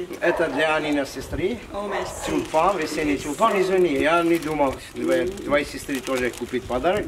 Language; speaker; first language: Russian; non-native, fluent; Armenian